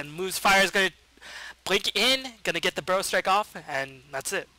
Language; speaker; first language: English; native; English